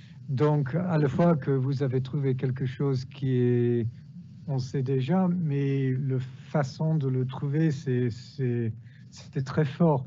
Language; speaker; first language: French; non-native, fluent; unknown